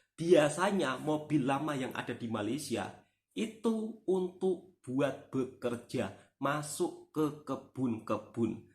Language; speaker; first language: Indonesian; native; Indonesian